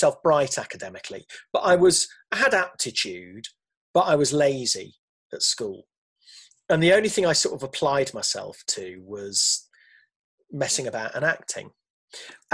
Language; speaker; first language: English; native; English